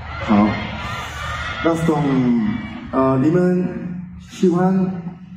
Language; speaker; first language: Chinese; non-native, learner; Korean